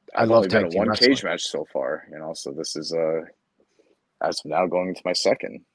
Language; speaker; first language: English; native; English